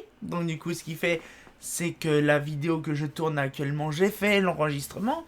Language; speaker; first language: French; native; French